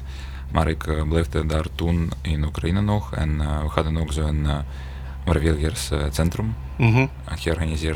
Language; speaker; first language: Dutch; non-native, fluent; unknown